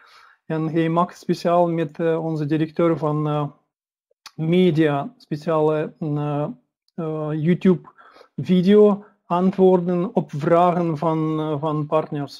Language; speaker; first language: Dutch; non-native, learner; Russian